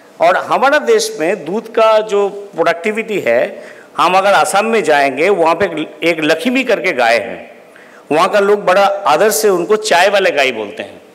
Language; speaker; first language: Hindi; non-native, local second language; Bangla